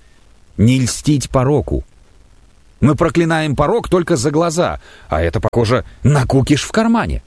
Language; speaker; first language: Russian; native; Russian